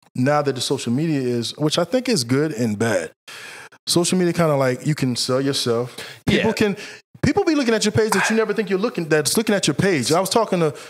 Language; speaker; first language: English; native; English